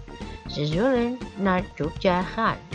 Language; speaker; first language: Dutch; non-native, fluent; Indonesian